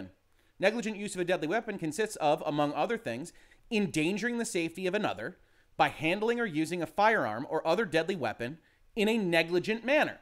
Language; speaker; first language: English; native; English